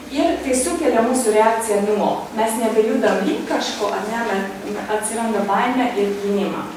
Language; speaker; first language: Lithuanian; non-native, fluent; Hungarian